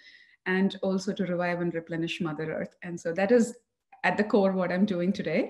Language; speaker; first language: English; non-native, local second language; Tamil